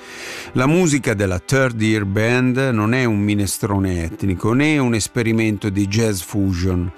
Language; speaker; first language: Italian; native; Italian